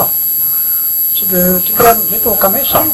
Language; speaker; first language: Swedish; native; Swedish